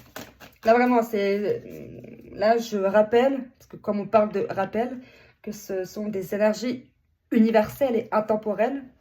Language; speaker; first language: French; native; French